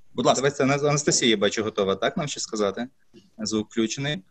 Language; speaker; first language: Ukrainian; native; Ukrainian